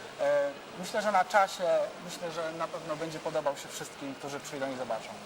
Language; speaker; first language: Polish; native; Polish